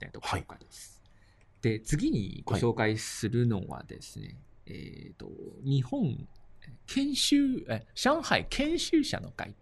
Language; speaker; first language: Japanese; native; Japanese